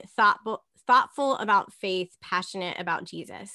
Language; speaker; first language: English; native; English